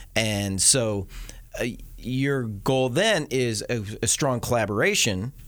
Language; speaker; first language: English; native; English